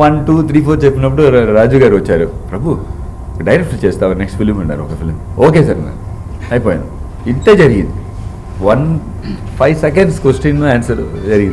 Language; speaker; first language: Telugu; non-native, local second language; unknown